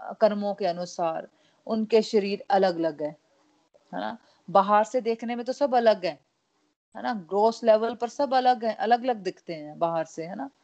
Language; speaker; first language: Hindi; non-native, local second language; Punjabi